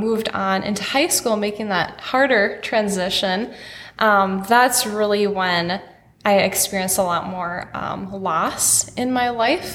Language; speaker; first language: English; native; English